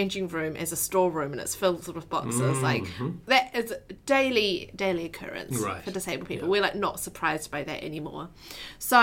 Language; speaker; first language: English; native; English